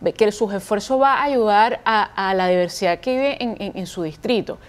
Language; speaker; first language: Spanish; native; Spanish